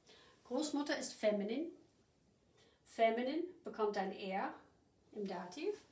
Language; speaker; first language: German; non-native, fluent; English